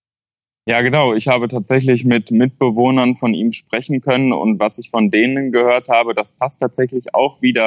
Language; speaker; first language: German; native; German